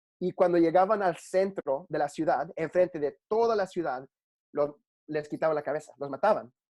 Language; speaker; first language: Spanish; early bilingual, heritage; Spanish